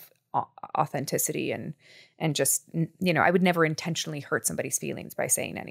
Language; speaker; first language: English; native; English